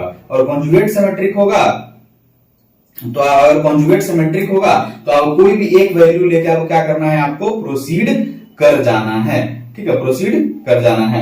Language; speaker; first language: Hindi; native; Hindi